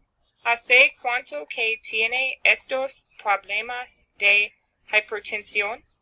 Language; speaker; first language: Spanish; non-native, learner; English